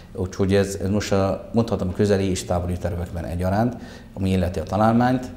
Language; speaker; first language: Hungarian; non-native, fluent; Arabic